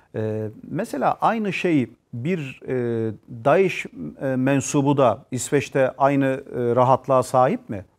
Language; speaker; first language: Turkish; native; Turkish